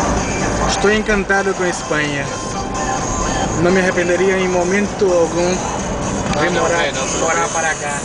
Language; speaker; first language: Portuguese; native; Portuguese